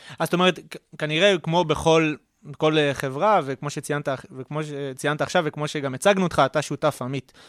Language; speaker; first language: Hebrew; native; Hebrew